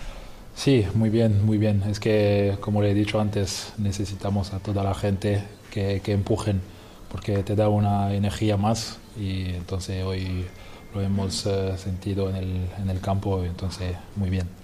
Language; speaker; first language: Spanish; non-native, fluent; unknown